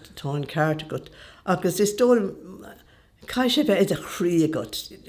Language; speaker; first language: Irish; non-native, local second language; English